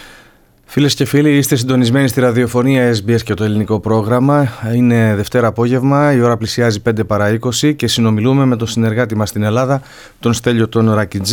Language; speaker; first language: Greek; native; Greek